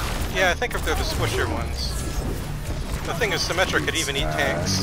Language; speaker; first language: English; native; English